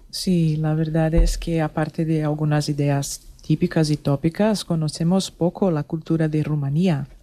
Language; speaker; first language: Spanish; non-native, fluent; Portuguese